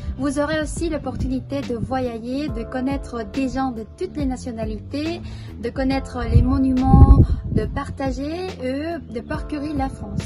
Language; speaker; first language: French; non-native, fluent; Spanish